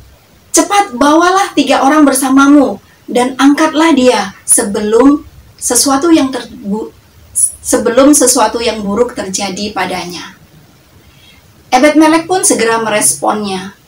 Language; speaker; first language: Indonesian; native; Indonesian